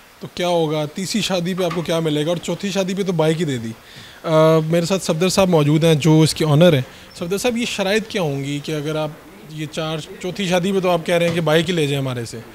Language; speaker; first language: Urdu; non-native, local second language; Punjabi